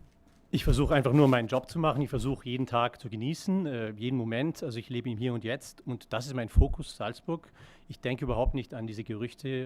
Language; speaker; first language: German; native; German